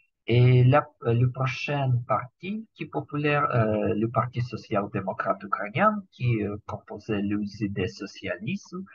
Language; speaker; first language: French; non-native, learner; Ukrainian